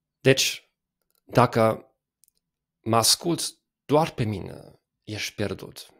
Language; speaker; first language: Romanian; non-native, fluent; German